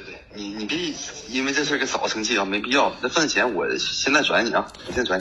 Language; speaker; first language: Chinese; native; Chinese